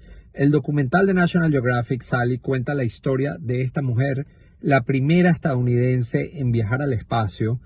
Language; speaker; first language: Spanish; native; Spanish